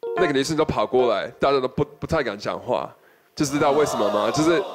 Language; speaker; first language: Chinese; non-native, fluent; English